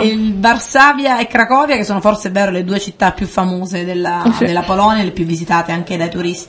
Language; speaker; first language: Italian; native; Italian